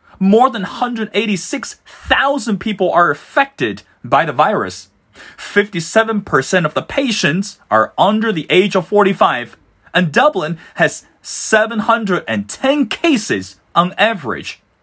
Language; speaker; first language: English; non-native, fluent; Chinese